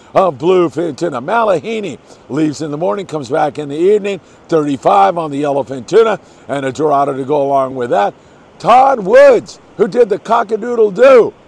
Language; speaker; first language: English; native; English